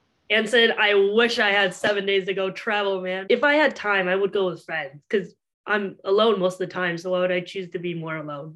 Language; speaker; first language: English; early bilingual, other home language; Chinese